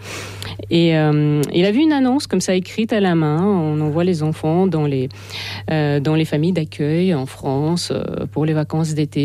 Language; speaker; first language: French; non-native, fluent; Russian